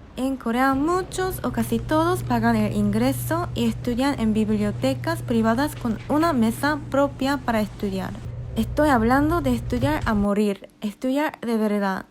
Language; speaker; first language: Spanish; non-native, fluent; Korean